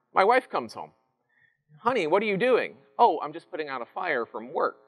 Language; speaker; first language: English; native; English